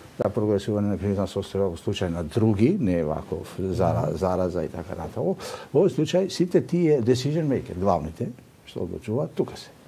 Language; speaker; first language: Macedonian; non-native, local second language; Albanian